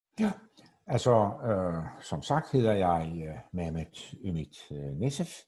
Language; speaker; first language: Danish; non-native, fluent; Turkish